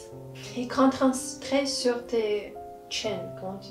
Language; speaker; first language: French; non-native, learner; English